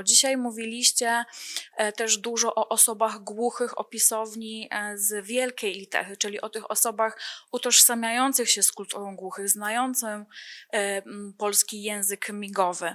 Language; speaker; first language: Polish; native; Polish